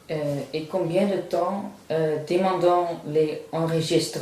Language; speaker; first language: French; non-native, learner; Dutch